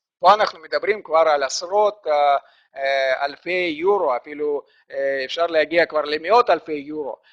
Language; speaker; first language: Hebrew; non-native, fluent; Russian